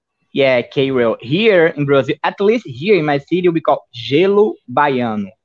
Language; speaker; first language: English; non-native, fluent; Portuguese